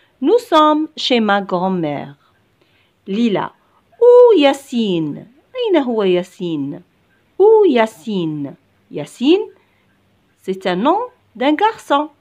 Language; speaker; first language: French; non-native, local second language; Arabic